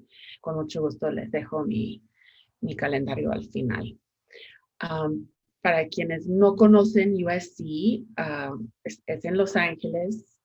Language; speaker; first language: Spanish; non-native, fluent; English